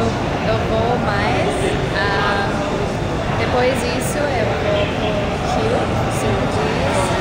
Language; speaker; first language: Portuguese; non-native, learner; English